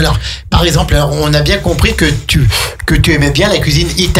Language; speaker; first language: French; native; French